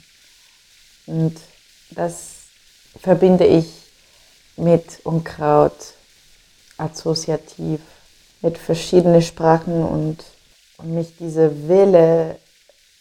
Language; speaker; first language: German; non-native, fluent; English